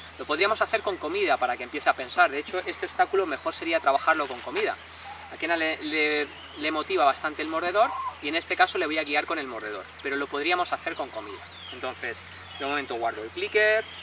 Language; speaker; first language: Spanish; native; Spanish